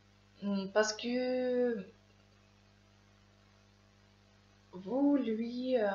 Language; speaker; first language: French; non-native, learner; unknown